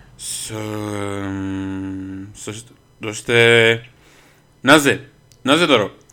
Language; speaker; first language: Japanese; non-native, learner; Portuguese